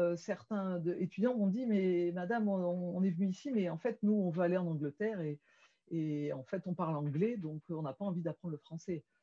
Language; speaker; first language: French; native; French